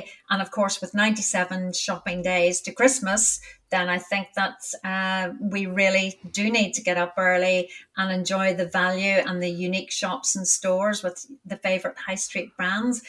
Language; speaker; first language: English; native; English